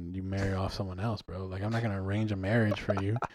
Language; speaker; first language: English; early bilingual, other home language; Spanish